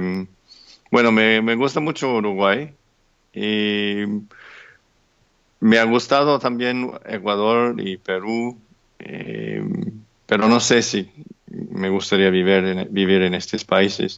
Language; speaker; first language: Spanish; non-native, fluent; English